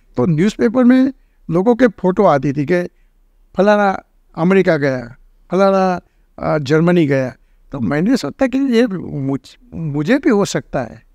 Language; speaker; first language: Hindi; non-native, local second language; Gujarati